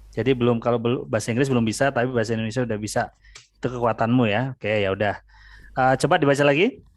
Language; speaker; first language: Indonesian; native; Indonesian